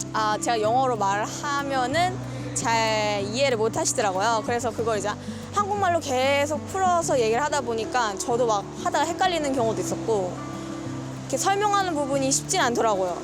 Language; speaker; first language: Korean; native; Korean